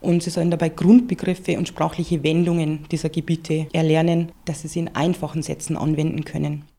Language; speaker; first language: German; native; German